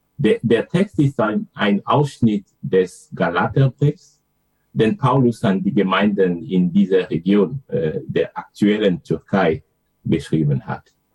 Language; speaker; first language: German; non-native, fluent; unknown